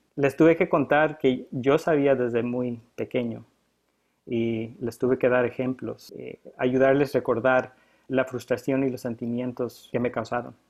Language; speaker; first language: Spanish; early bilingual, heritage; Spanish